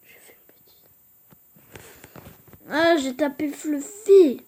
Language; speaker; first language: French; native; French